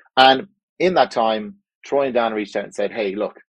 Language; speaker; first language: English; native; English